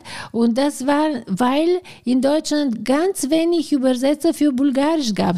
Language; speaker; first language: German; non-native, fluent; Bulgarian